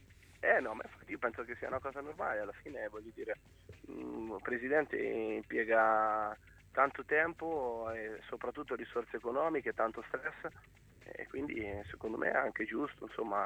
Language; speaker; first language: Italian; native; Italian